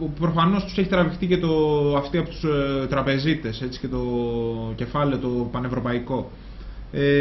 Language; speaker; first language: Greek; native; Greek